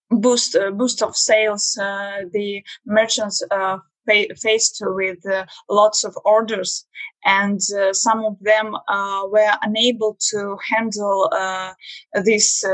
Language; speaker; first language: English; non-native, learner; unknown